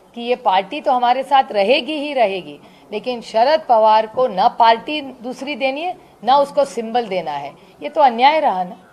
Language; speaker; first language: Hindi; non-native, local second language; Marathi